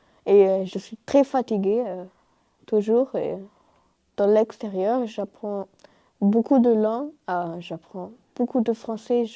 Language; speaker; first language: French; non-native, learner; German